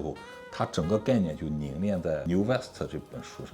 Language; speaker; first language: Chinese; native; Chinese